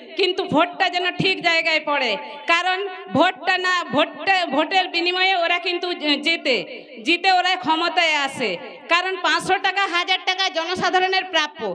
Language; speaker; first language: Bangla; non-native, local second language; Santali